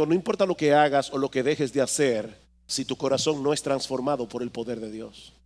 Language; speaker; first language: Spanish; native; Spanish